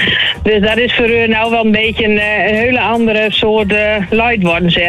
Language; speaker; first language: Dutch; native; Dutch